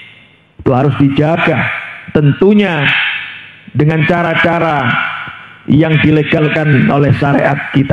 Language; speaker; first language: Indonesian; native; Indonesian